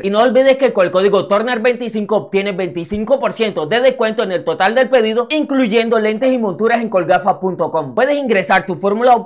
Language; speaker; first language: Spanish; native; Spanish